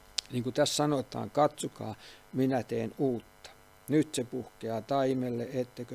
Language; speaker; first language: Finnish; native; Finnish